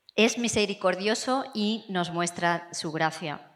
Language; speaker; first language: Spanish; non-native, fluent; English